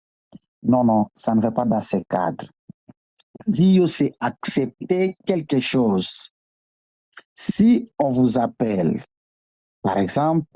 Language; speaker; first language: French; non-native, local second language; Swahili